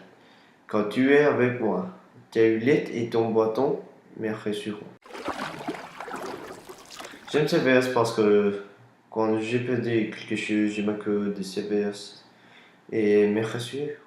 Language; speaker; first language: French; non-native, learner; Spanish